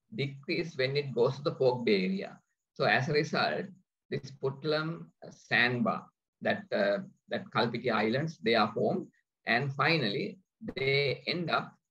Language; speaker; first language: English; non-native, local second language; Sinhala